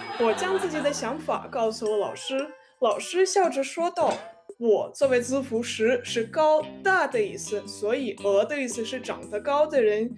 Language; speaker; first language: Chinese; non-native, fluent; Russian